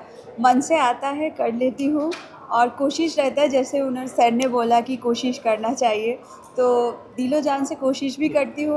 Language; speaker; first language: Hindi; non-native, local second language; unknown